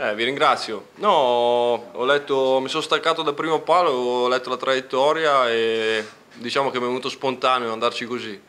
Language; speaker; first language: Italian; native; Italian